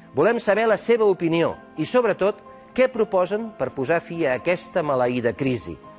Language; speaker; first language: Catalan; native; Catalan